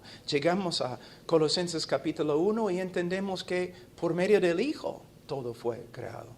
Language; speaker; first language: Spanish; non-native, fluent; English